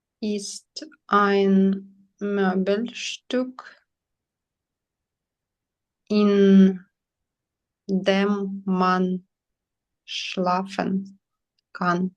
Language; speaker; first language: German; non-native, learner; Ukrainian